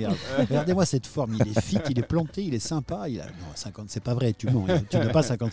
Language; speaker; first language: French; native; French